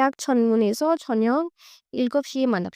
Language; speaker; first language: Korean; non-native, learner; Hindi